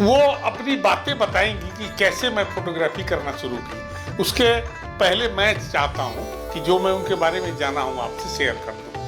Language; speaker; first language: Hindi; native; Hindi